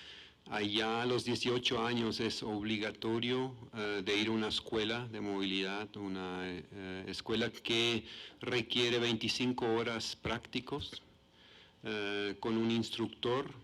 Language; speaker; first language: Spanish; non-native, fluent; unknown